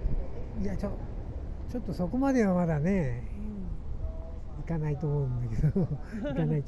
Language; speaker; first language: Japanese; native; Japanese